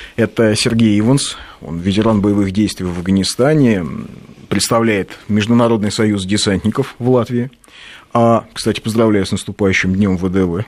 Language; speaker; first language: Russian; native; Russian